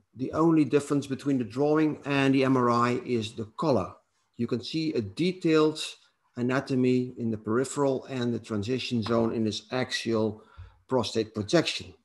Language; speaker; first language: English; non-native, fluent; Dutch